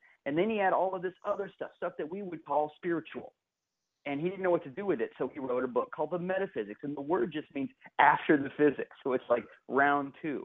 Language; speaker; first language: English; native; English